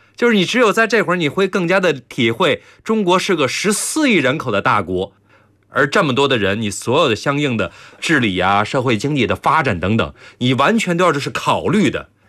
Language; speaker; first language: Chinese; native; Chinese